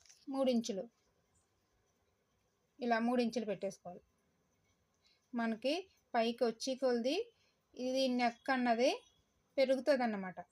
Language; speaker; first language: Telugu; native; Telugu